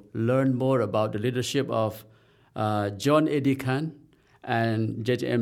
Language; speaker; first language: English; non-native, local second language; Khasi